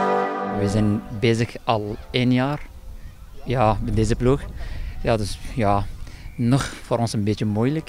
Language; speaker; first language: Dutch; non-native, learner; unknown